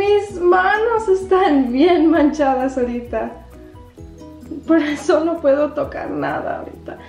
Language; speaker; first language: Spanish; early bilingual, heritage; Spanish